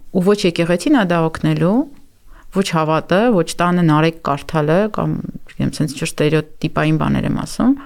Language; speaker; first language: Armenian; native; Armenian